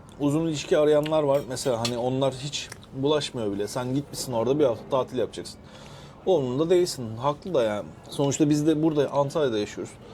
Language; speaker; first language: Turkish; native; Turkish